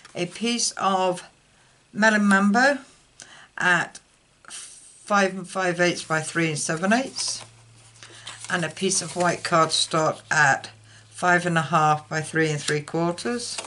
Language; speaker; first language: English; native; English